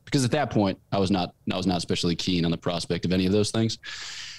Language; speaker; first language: English; native; English